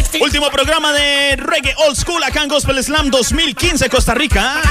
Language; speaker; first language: Spanish; native; Spanish